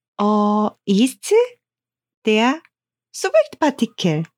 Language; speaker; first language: German; non-native, fluent; Korean